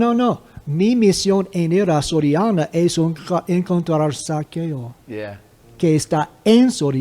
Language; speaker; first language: Spanish; non-native, fluent; English